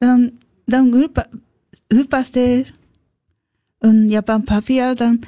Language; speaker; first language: German; non-native, learner; Japanese